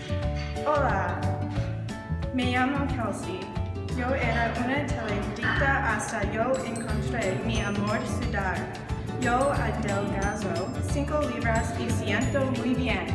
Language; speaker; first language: Spanish; non-native, learner; English